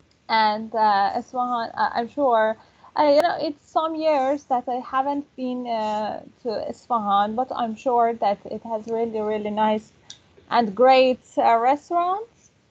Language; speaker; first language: English; non-native, fluent; Persian